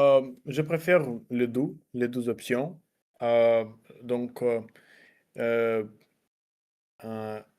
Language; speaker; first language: French; non-native, learner; Russian